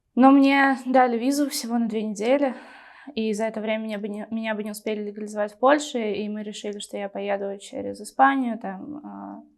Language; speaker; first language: Russian; native; Russian